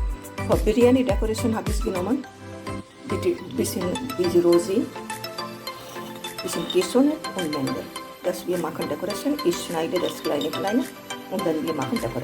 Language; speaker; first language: German; non-native, learner; Hindi